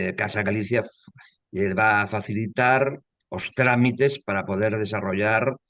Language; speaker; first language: Spanish; native; Spanish